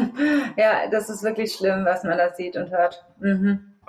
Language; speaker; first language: German; native; German